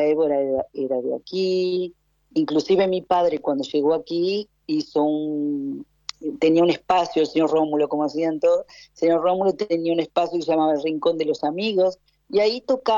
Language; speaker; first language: Spanish; native; Spanish